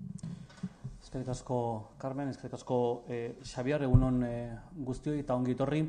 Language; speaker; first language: Basque; native; Basque